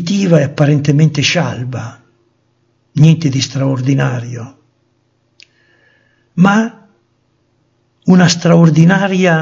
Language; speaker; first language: Italian; native; Italian